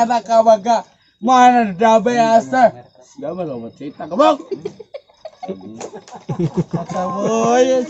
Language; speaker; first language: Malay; non-native, local second language; Sundanese